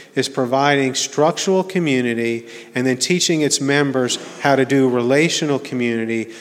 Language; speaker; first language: English; native; English